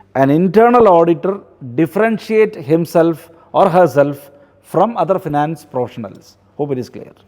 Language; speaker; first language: English; non-native, local second language; Malayalam